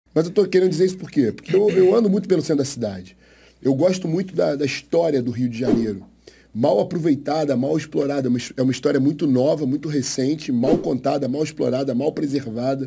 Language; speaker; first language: Portuguese; native; Portuguese